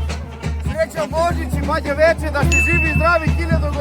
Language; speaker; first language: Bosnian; non-native, learner; Chinese